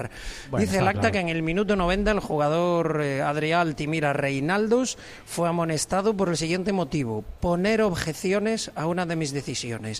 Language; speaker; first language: Spanish; native; Spanish